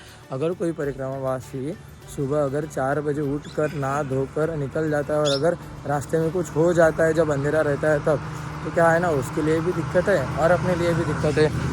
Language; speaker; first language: Hindi; non-native, local second language; Marathi